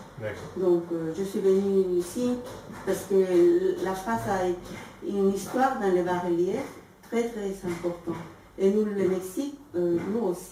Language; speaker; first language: French; non-native, fluent; Spanish